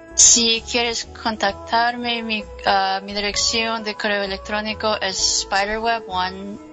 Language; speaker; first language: Spanish; non-native, learner; English